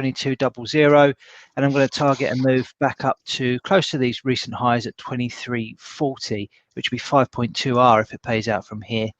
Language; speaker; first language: English; native; English